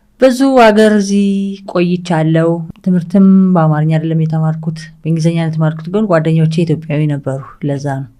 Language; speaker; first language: Amharic; early bilingual, other home language; English